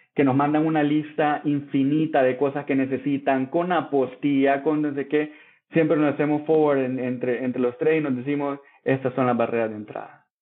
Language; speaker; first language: Spanish; native; Spanish